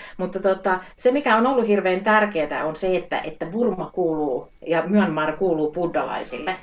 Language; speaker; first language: Finnish; native; Finnish